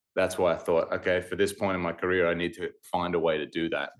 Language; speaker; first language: English; native; English